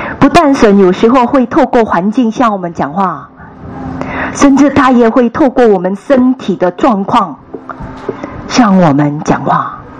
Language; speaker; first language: Chinese; non-native, fluent; Korean